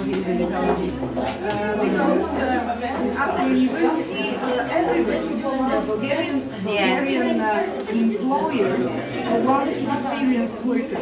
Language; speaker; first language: English; non-native, fluent; Bulgarian